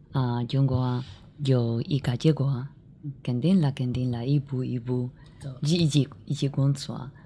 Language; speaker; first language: Chinese; non-native, learner; Spanish